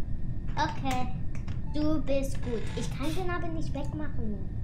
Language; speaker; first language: German; non-native, learner; English